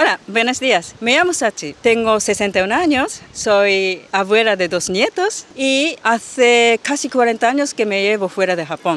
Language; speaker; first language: Spanish; non-native, fluent; Japanese